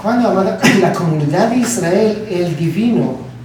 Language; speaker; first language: Spanish; non-native, learner; Hebrew